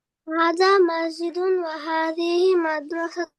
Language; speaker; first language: Arabic; non-native, learner; Bangla